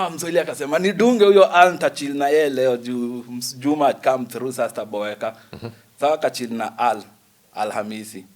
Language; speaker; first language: Swahili; native; Swahili